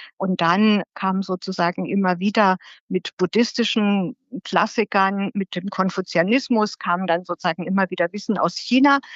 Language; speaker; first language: German; native; German